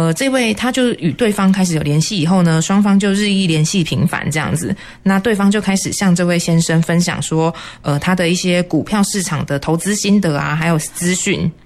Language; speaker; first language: Chinese; native; Chinese